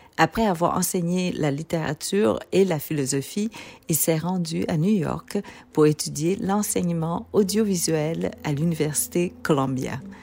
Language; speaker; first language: French; early bilingual, other home language; Vietnamese